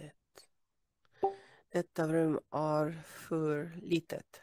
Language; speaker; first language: Swedish; non-native, learner; English